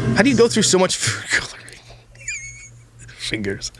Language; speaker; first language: English; native; English